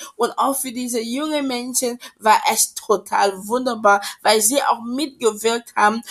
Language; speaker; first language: German; non-native, fluent; French